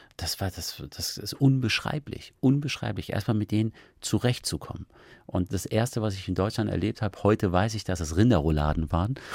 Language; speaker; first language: German; early bilingual, other home language; Persian